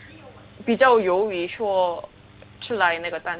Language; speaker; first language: Chinese; non-native, learner; Korean